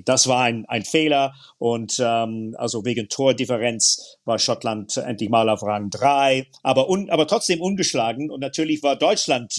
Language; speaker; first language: German; non-native, fluent; English